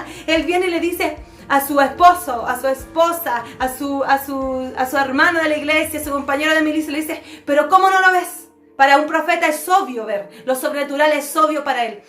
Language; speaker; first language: Spanish; native; Spanish